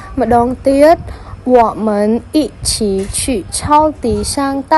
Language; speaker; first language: Chinese; non-native, fluent; Khmer